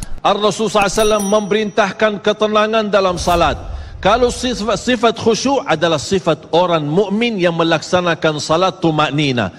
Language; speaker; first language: Malay; native; Malay